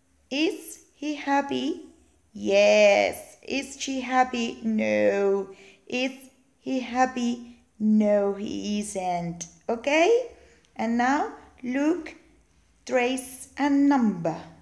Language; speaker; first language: English; non-native, fluent; Spanish